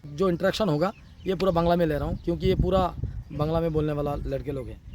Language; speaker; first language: Hindi; non-native, local second language; Bangla